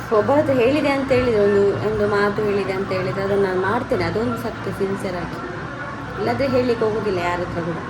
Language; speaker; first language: Kannada; non-native, local second language; Tulu